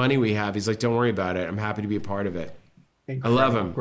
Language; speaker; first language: English; native; English